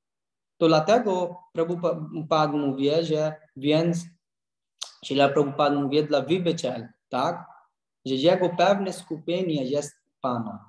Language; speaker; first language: Polish; non-native, learner; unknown